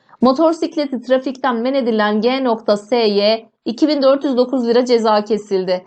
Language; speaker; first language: Turkish; native; Turkish